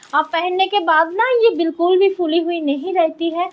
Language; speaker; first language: Hindi; non-native, local second language; Bangla